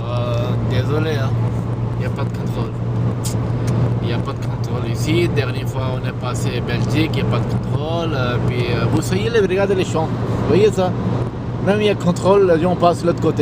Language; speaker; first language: French; non-native, fluent; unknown